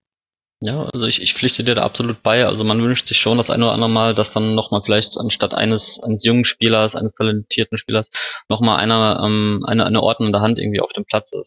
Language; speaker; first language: German; native; German